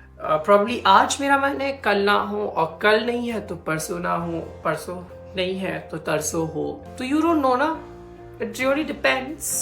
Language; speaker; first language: Hindi; native; Hindi